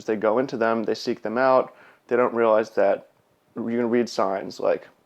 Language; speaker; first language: English; native; English